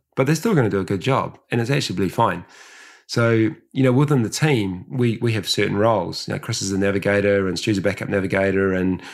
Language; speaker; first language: English; early bilingual, other home language; Samoan